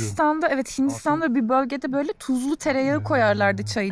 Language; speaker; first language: Turkish; native; Turkish